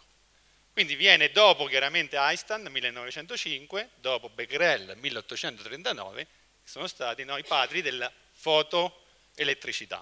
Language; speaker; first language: Italian; native; Italian